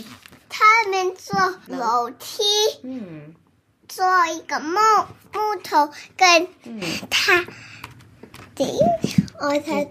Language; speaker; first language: Chinese; early bilingual, heritage; Chinese